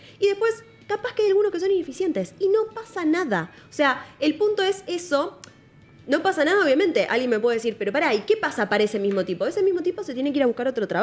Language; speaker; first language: Spanish; native; Spanish